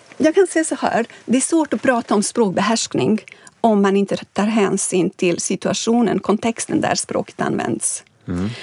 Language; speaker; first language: Swedish; non-native, fluent; Bosnian